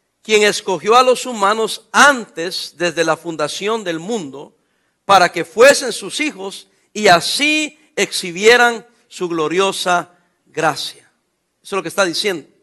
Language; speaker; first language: Spanish; native; Spanish